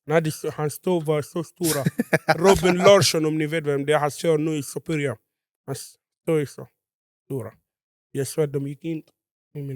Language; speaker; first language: Swedish; non-native, fluent; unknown